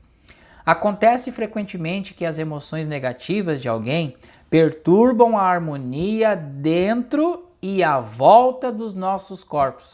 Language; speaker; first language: Portuguese; native; Portuguese